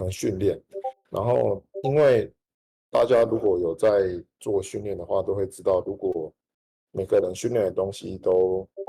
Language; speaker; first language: Chinese; native; Chinese